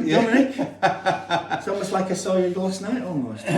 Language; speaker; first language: English; native; English